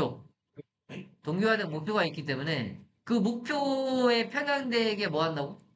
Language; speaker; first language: Korean; native; Korean